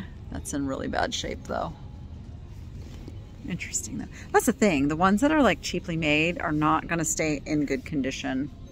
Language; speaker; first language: English; native; English